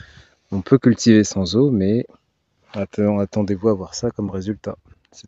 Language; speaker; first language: French; native; French